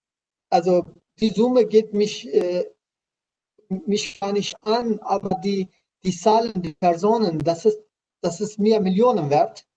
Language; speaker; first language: German; non-native, learner; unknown